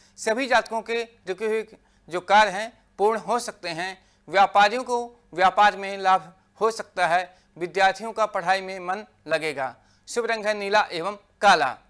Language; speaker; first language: Hindi; native; Hindi